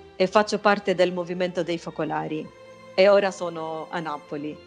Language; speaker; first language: Italian; non-native, fluent; Arabic